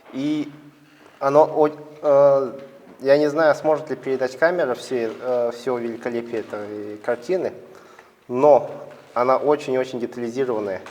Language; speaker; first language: Russian; native; Russian